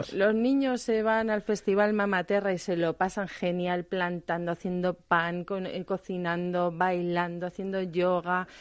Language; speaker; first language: Spanish; non-native, fluent; German